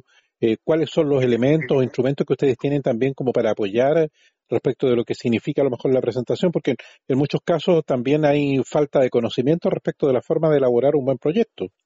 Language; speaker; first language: Spanish; native; Spanish